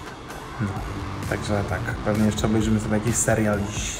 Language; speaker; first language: Polish; native; Polish